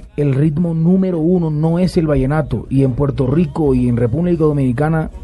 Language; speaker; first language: Spanish; native; Spanish